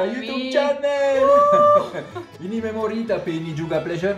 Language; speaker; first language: Indonesian; non-native, fluent; French